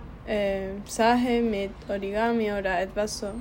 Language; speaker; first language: German; non-native, learner; Spanish